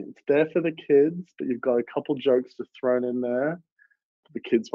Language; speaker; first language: English; native; English